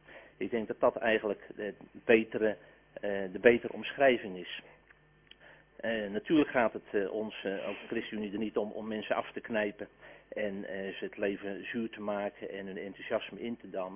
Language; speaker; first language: Dutch; native; Dutch